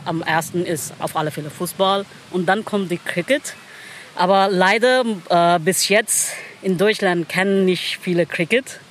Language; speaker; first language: German; non-native, learner; Pashto